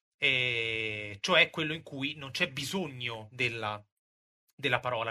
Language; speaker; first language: Italian; native; Italian